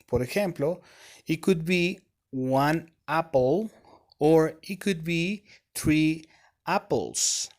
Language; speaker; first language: English; non-native, fluent; Spanish